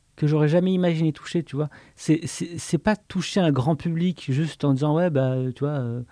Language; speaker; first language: French; native; French